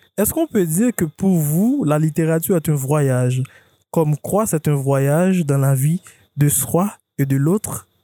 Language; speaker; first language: French; non-native, local second language; Haitian Creole